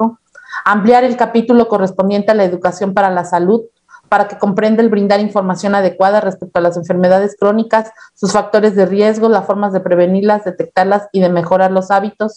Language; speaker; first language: Spanish; native; Spanish